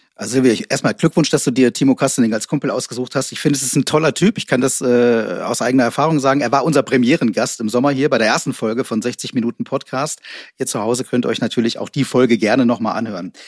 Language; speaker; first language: German; native; German